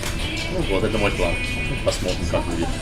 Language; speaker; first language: Russian; non-native, learner; English